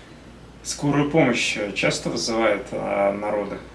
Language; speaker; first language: Russian; native; Russian